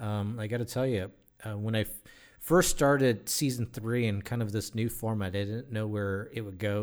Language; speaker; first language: English; native; English